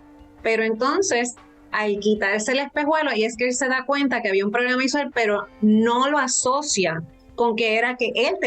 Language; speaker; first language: Spanish; native; Spanish